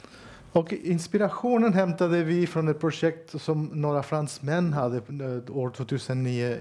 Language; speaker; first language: Swedish; non-native, fluent; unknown